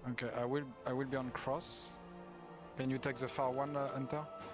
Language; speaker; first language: English; non-native, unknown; French